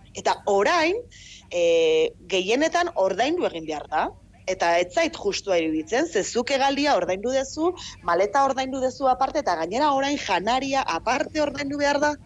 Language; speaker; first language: Basque; native; Basque